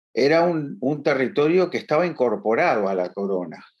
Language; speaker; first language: Spanish; native; Spanish